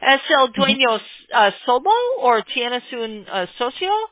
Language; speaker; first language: Spanish; non-native, learner; English